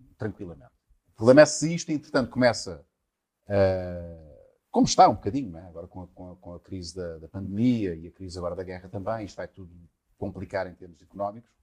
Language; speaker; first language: Portuguese; native; Portuguese